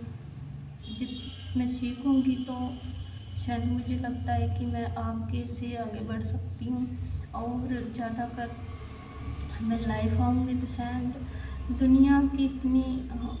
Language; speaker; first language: Hindi; native; Hindi